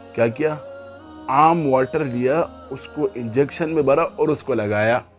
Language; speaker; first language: Urdu; non-native, local second language; Pashto